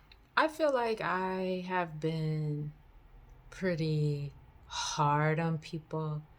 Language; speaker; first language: English; native; English